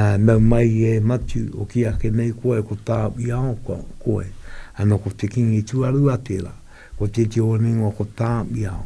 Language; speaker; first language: Māori; native; Māori